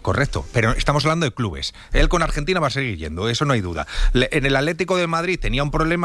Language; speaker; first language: Spanish; native; Spanish